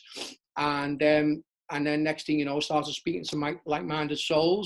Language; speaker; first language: English; native; English